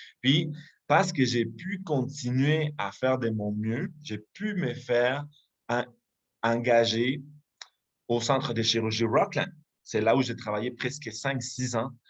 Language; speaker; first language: French; non-native, fluent; Spanish